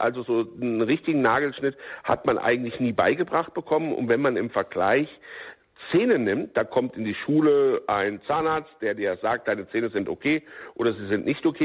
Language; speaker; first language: German; native; German